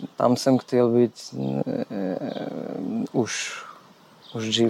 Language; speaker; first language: Czech; non-native, learner; Polish